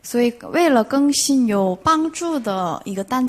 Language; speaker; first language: Chinese; non-native, fluent; Korean